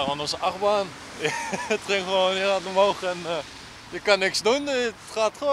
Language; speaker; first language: Dutch; native; Dutch